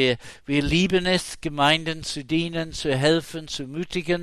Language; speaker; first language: German; non-native, fluent; English